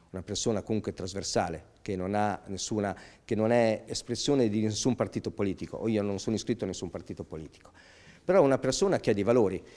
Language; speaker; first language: Italian; native; Italian